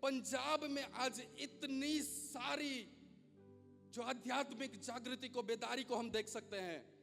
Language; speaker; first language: Hindi; non-native, local second language; Gujarati